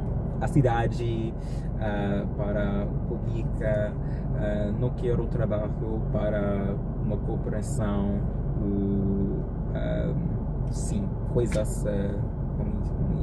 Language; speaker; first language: Portuguese; non-native, learner; English